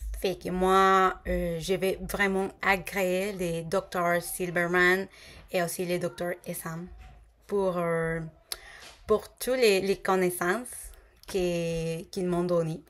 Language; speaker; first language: French; non-native, fluent; Spanish